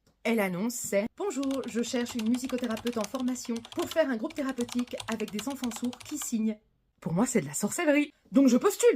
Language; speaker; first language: French; native; French